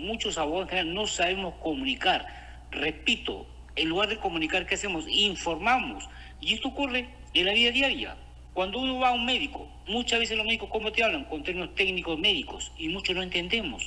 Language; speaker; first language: Spanish; native; Spanish